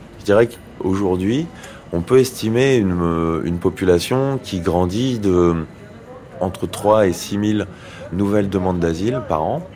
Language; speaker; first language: French; native; French